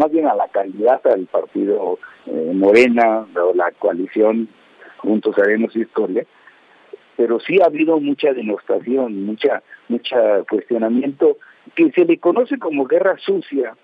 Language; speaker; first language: Spanish; native; Spanish